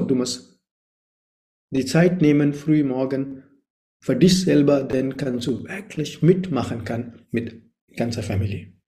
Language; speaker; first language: German; non-native, learner; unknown